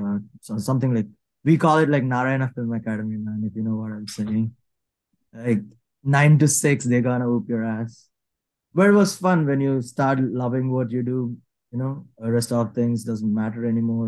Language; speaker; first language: English; non-native, local second language; Telugu